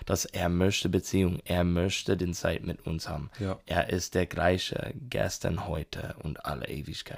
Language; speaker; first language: German; non-native, learner; English